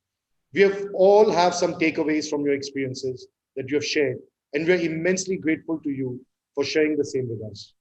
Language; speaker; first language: English; non-native, local second language; Hindi